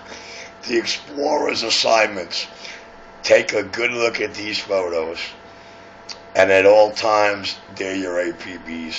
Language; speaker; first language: English; native; English